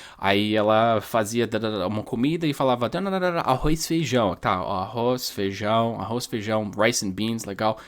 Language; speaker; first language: Portuguese; non-native, fluent; English